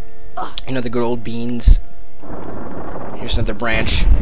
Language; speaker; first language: English; native; English